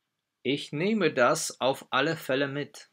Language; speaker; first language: German; non-native, fluent; Polish